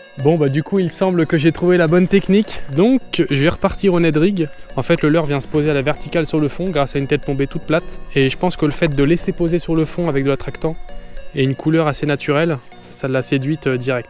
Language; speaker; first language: French; native; French